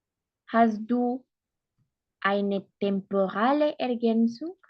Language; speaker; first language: German; non-native, fluent; Spanish